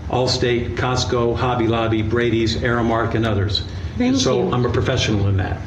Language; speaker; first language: English; native; English